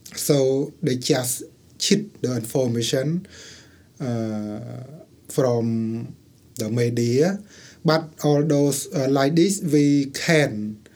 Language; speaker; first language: English; non-native, learner; Khmer